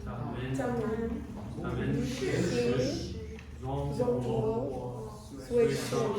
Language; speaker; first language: Chinese; non-native, learner; Portuguese